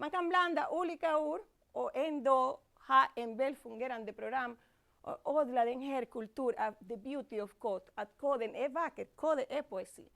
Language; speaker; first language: Swedish; non-native, fluent; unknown